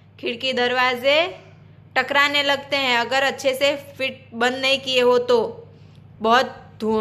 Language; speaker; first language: Hindi; non-native, local second language; Gujarati